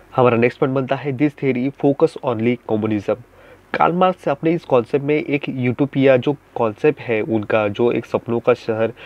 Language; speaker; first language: Hindi; non-native, local second language; Marathi